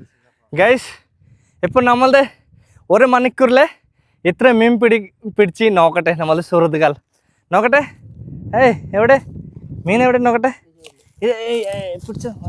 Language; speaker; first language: Malayalam; non-native, learner; Bangla